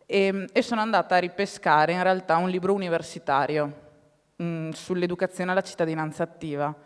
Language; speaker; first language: Italian; native; Italian